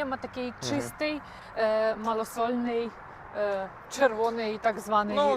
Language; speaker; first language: Polish; non-native, learner; Ukrainian